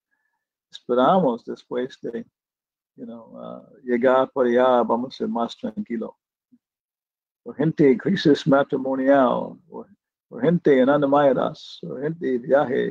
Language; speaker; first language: Spanish; non-native, fluent; English